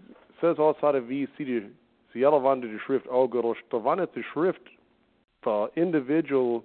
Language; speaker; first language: German; early bilingual, heritage; Pennsylvania German